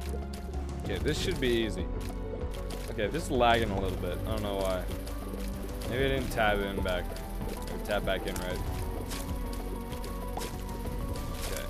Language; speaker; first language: English; native; English